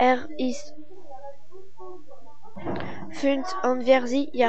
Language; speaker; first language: German; non-native, learner; French